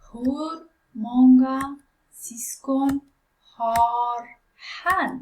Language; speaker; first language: Swedish; non-native, fluent; Pashto